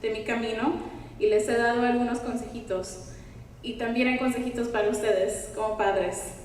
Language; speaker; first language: Spanish; early bilingual, heritage; Spanish